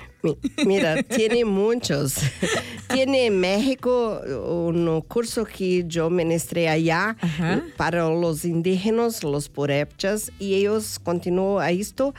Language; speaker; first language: Spanish; non-native, fluent; Portuguese